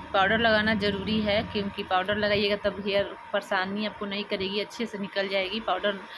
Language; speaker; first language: Hindi; native; Hindi